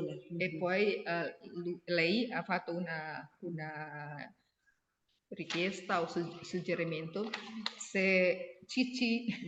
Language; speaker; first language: Italian; non-native, learner; Indonesian